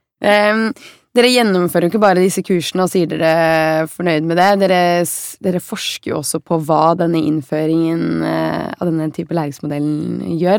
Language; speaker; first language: Norwegian; native; Norwegian